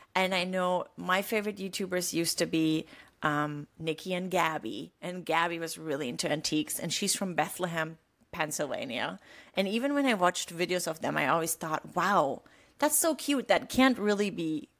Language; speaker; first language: English; non-native, fluent; German